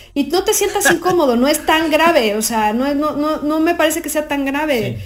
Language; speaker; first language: Spanish; native; Spanish